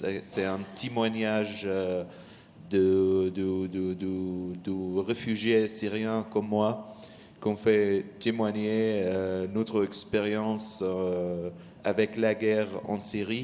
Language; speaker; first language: French; non-native, learner; Arabic